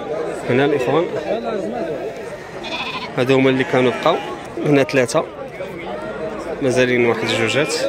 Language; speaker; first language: Arabic; native; Arabic